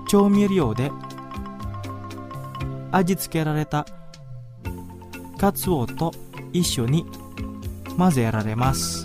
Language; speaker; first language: Japanese; non-native, fluent; Indonesian